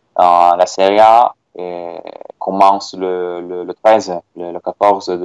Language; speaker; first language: French; non-native, fluent; Italian